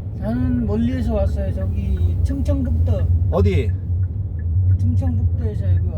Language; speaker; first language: Korean; non-native, learner; Nepali